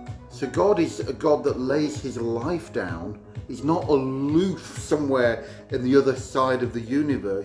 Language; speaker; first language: English; native; English